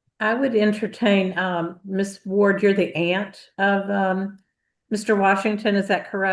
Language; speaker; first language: English; native; English